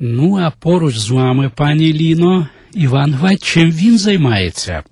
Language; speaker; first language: Ukrainian; native; Ukrainian